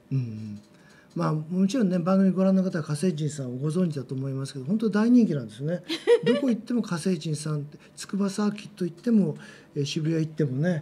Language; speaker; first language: Japanese; native; Japanese